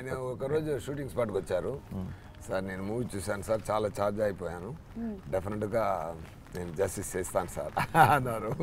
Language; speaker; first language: Telugu; non-native, learner; Tamil